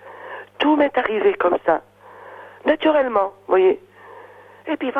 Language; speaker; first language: French; non-native, fluent; Portuguese